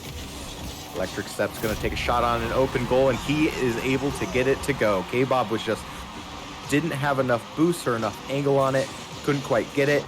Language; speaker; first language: English; native; English